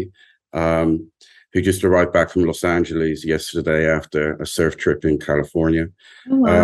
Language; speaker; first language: English; native; English